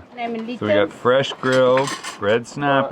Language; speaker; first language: English; native; English